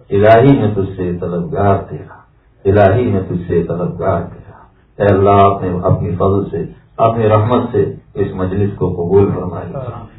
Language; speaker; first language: Urdu; native; Urdu